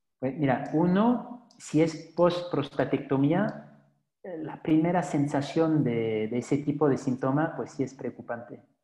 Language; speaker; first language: Spanish; non-native, fluent; French